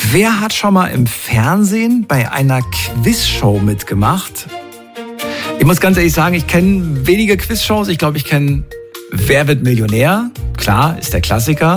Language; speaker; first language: German; native; German